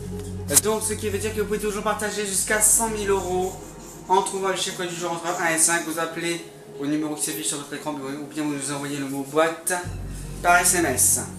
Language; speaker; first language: French; native; French